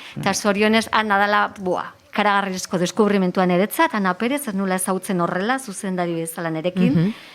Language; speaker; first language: Basque; non-native, local second language; Spanish